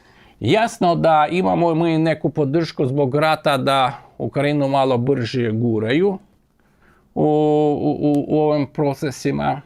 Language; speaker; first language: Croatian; non-native, fluent; Ukrainian